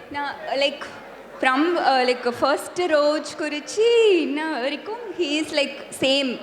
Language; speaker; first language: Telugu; non-native, learner; Tamil